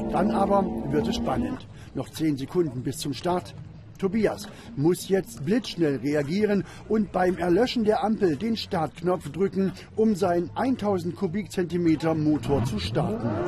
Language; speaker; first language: German; native; German